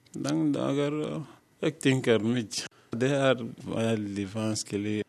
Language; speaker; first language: Norwegian; non-native, learner; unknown